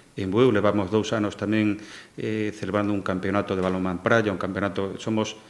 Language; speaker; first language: Galician; native; Galician